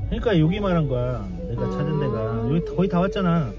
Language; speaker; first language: Korean; native; Korean